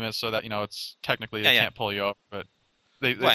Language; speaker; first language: English; native; English